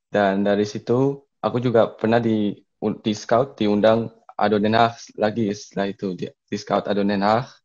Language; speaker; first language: Indonesian; early bilingual, heritage; Indonesian